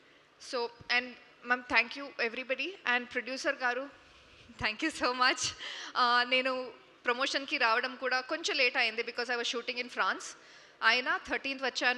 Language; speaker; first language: Telugu; non-native, local second language; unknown